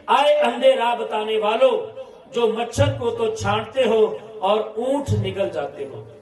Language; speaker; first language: Urdu; non-native, local second language; Punjabi